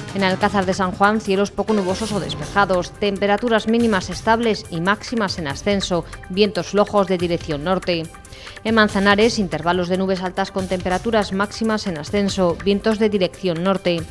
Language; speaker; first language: Spanish; native; Spanish